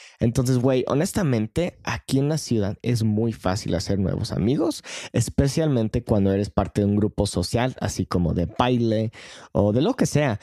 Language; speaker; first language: Spanish; non-native, fluent; English